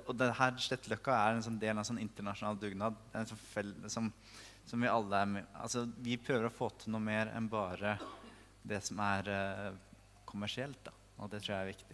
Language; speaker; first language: Norwegian; native; Norwegian